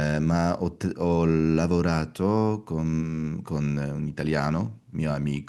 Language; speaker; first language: Italian; non-native, learner; Russian